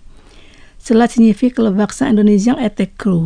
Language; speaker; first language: French; non-native, fluent; Indonesian